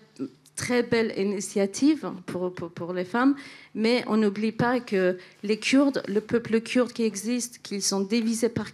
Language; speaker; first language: French; non-native, fluent; Central Kurdish